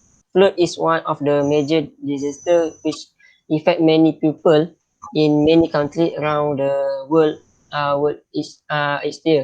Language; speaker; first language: English; non-native, learner; Malay